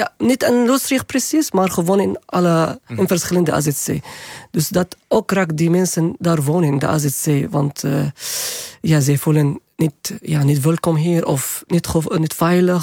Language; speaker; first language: Dutch; non-native, learner; Arabic